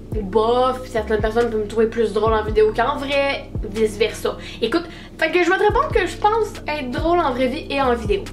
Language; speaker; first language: French; native; French